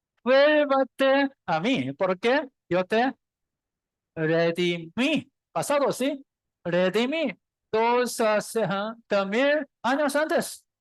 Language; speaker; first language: Spanish; non-native, learner; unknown